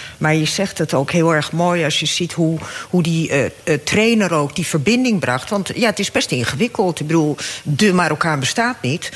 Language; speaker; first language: Dutch; early bilingual, other home language; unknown